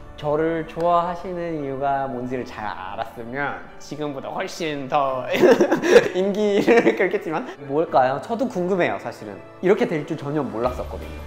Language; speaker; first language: Korean; non-native, fluent; English